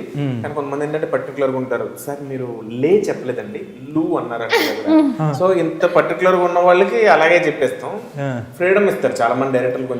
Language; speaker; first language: Telugu; native; Telugu